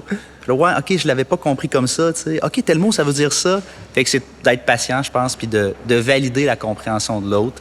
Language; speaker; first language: French; native; French